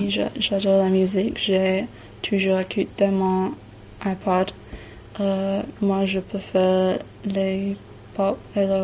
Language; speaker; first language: French; non-native, learner; English